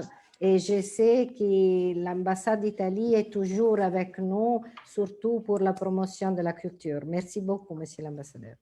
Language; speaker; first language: French; non-native, fluent; Italian